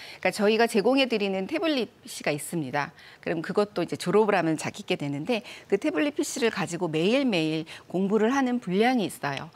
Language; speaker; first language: Korean; native; Korean